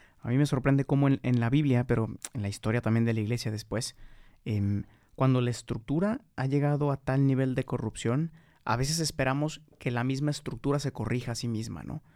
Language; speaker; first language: Spanish; native; Spanish